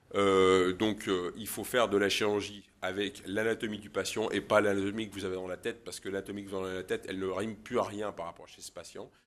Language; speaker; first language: French; native; French